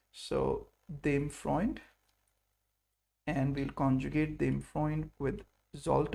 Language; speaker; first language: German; non-native, fluent; English